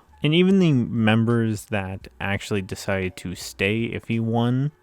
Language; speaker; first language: English; native; English